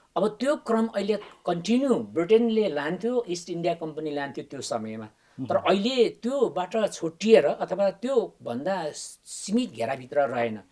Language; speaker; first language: Nepali; non-native, local second language; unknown